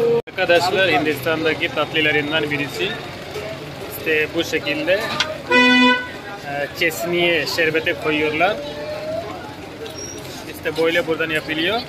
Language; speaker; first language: Turkish; non-native, fluent; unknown